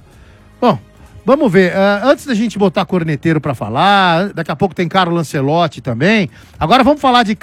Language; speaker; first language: Portuguese; native; Portuguese